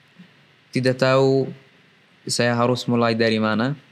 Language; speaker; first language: Indonesian; non-native, fluent; Arabic